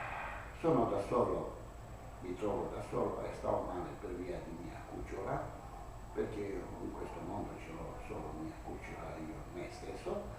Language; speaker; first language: Italian; non-native, learner; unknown